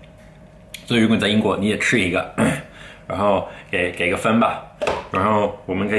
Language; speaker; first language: Chinese; non-native, fluent; English